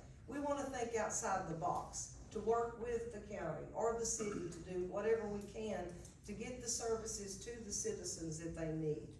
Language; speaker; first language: English; native; English